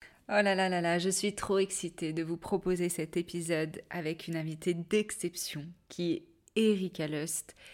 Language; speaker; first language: French; native; French